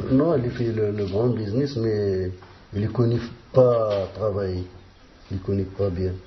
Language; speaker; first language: French; non-native, learner; Arabic